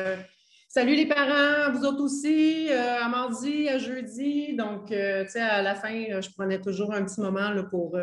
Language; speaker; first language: French; native; French